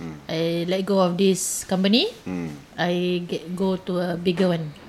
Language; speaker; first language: English; non-native, local second language; Malay